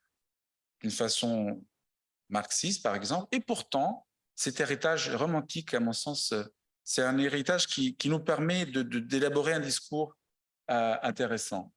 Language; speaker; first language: French; non-native, fluent; Italian